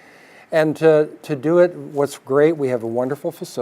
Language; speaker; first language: English; native; English